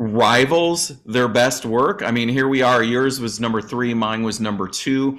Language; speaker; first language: English; native; English